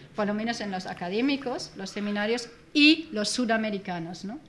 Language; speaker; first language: Spanish; non-native, fluent; German